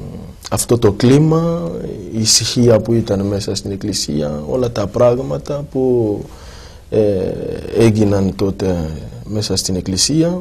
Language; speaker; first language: Greek; non-native, fluent; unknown